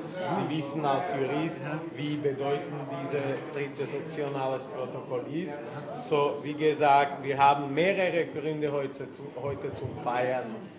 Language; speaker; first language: German; non-native, fluent; Slovak